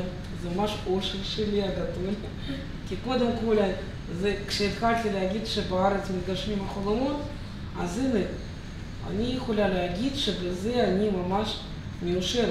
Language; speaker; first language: Hebrew; non-native, fluent; Russian